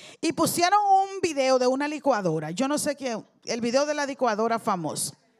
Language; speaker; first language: Spanish; native; Spanish